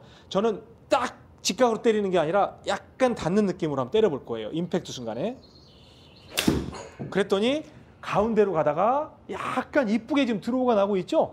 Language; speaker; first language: Korean; native; Korean